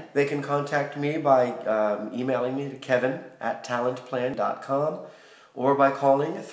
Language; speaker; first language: English; native; English